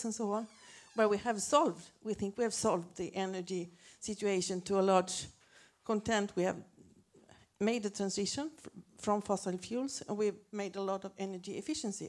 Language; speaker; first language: English; non-native, fluent; Swedish